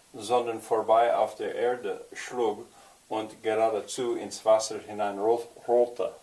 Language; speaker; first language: German; non-native, learner; English